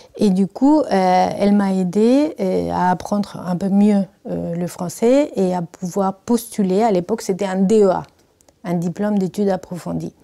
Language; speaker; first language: French; non-native, fluent; Spanish